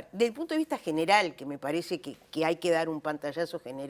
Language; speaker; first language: Spanish; native; Spanish